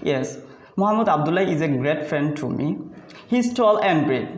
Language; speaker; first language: English; non-native, learner; Bangla